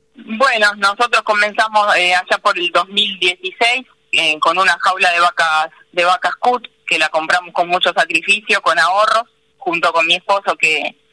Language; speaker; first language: Spanish; native; Spanish